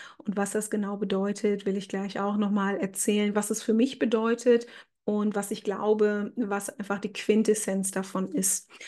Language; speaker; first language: German; native; German